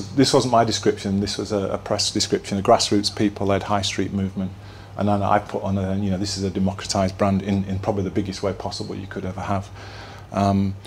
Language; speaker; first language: English; native; English